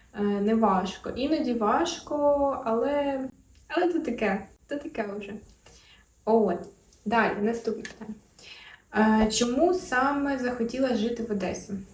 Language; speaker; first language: Ukrainian; native; Ukrainian